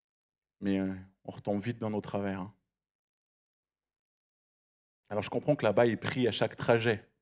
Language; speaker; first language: French; native; French